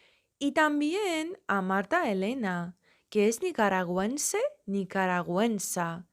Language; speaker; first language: Spanish; non-native, fluent; Persian